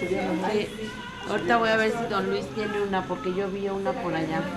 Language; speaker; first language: Spanish; native; Spanish